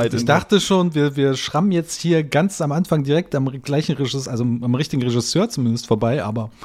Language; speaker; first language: German; native; German